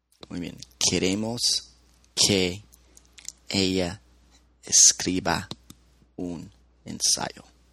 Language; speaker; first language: Spanish; non-native, fluent; English